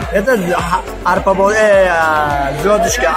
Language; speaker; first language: Russian; non-native, local second language; Uzbek